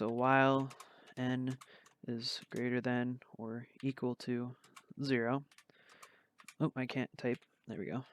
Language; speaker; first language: English; native; English